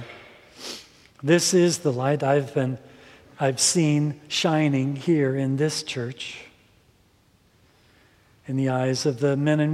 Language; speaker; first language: English; native; English